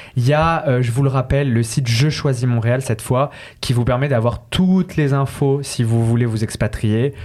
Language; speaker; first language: French; native; French